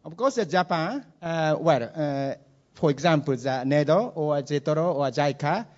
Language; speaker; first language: English; non-native, learner; Japanese